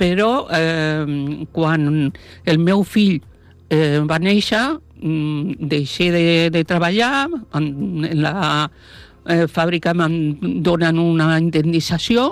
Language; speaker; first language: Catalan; non-native, local second language; Spanish